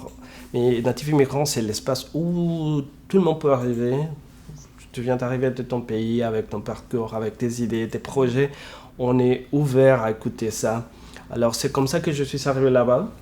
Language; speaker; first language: French; non-native, fluent; Spanish